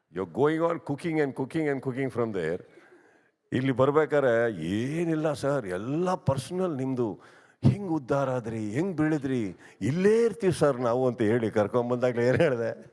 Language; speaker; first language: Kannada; native; Kannada